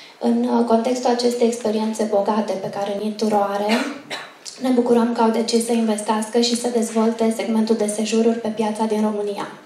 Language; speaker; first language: Romanian; native; Romanian